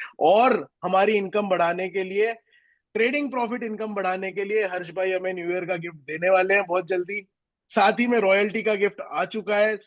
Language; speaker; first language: Hindi; native; Hindi